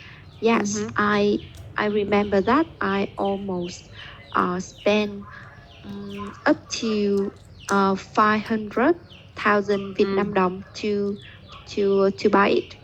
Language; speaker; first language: English; non-native, learner; Vietnamese